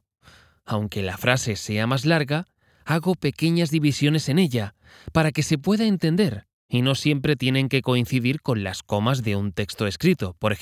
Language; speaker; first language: Spanish; native; Spanish